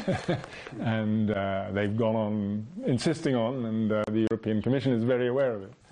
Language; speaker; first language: English; native; English